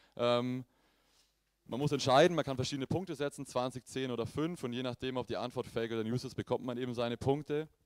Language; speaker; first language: German; native; German